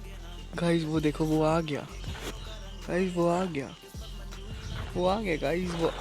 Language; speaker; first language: Hindi; native; Hindi